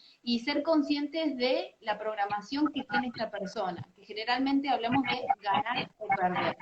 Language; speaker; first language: Spanish; native; Spanish